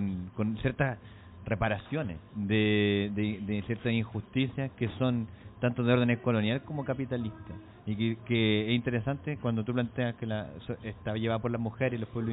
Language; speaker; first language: Spanish; native; Spanish